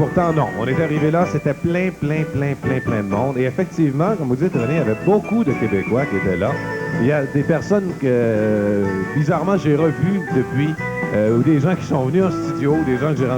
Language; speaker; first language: French; native; French